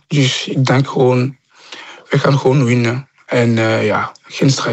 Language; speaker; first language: Dutch; non-native, local second language; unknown